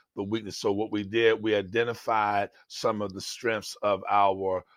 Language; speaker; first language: English; native; English